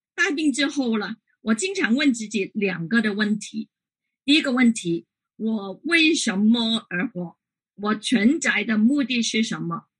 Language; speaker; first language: Chinese; non-native, local second language; Cantonese